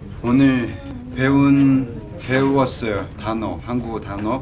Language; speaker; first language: Korean; non-native, learner; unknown